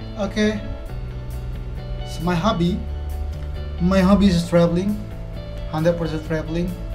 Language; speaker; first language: English; non-native, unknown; Indonesian